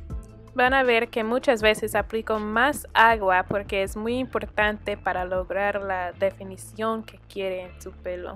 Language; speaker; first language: Spanish; early bilingual, heritage; Spanish